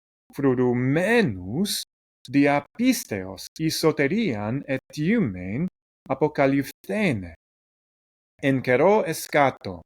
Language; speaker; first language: Greek; non-native, fluent; English